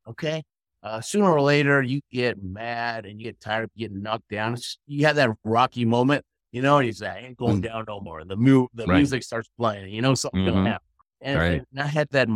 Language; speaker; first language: English; early bilingual, other home language; Spanish